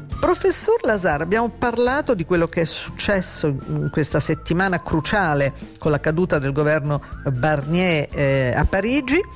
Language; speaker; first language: Italian; native; Italian